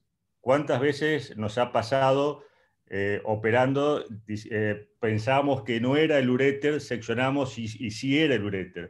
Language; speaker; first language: Spanish; native; Spanish